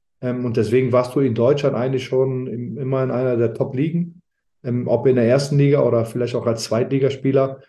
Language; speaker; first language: German; early bilingual, other home language; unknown